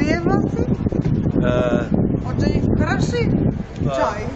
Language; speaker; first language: Russian; non-native, learner; Slovak